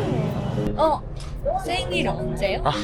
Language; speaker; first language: Korean; non-native, learner; Japanese